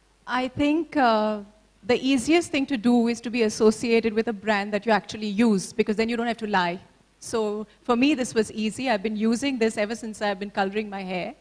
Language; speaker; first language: English; non-native, local second language; Hindi